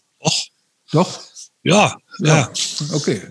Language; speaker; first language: German; non-native, learner; Dutch